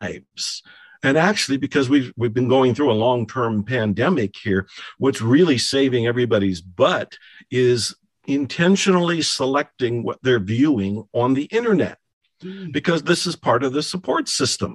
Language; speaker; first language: English; native; English